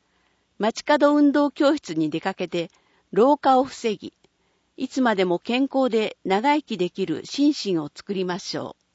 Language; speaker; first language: Japanese; native; Japanese